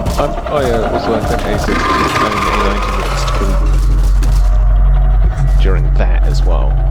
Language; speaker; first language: English; native; English